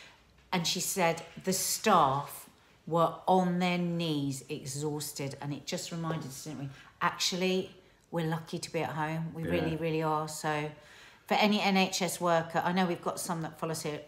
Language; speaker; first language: English; native; English